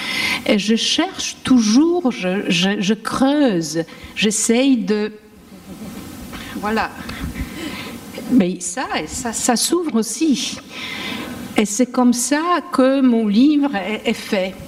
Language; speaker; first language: French; non-native, fluent; Polish